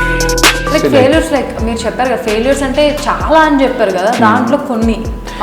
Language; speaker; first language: Telugu; native; Telugu